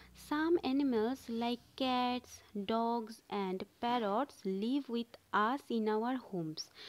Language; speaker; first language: English; non-native, local second language; Bangla